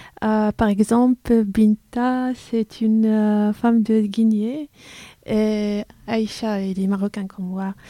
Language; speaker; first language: French; non-native, learner; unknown